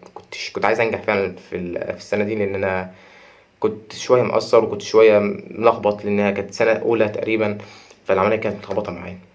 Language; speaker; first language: Arabic; native; Arabic